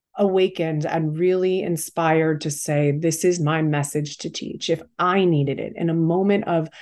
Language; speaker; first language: English; native; English